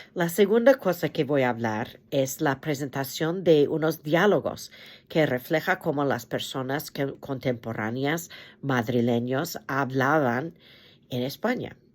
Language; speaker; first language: Spanish; non-native, fluent; English